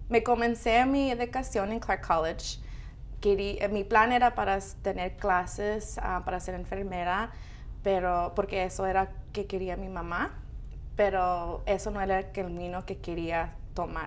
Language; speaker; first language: Spanish; early bilingual, heritage; Spanish